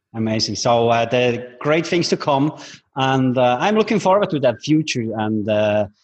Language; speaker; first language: English; non-native, fluent; German